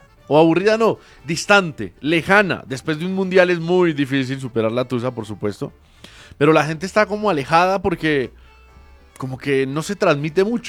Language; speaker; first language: Spanish; native; Spanish